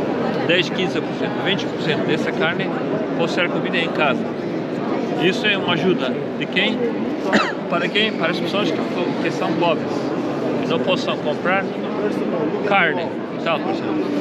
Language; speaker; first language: Portuguese; non-native, fluent; Turkish